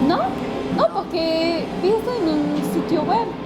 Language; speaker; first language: Spanish; non-native, learner; French